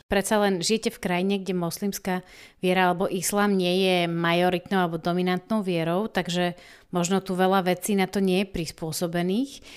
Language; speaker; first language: Slovak; native; Slovak